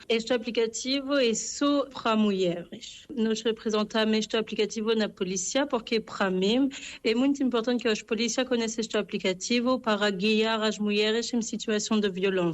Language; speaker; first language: Portuguese; non-native, fluent; French